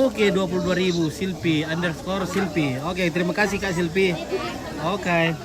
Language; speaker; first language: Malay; non-native, local second language; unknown